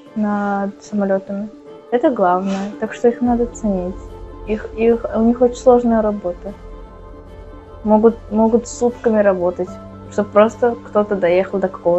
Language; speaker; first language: Russian; native; Russian